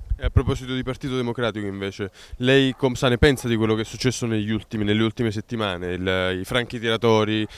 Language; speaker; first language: Italian; native; Italian